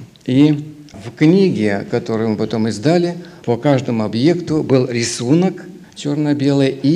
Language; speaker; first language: Russian; native; Russian